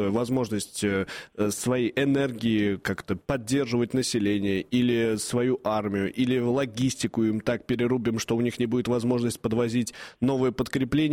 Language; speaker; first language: Russian; native; Russian